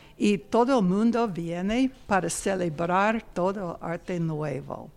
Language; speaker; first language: Spanish; non-native, learner; English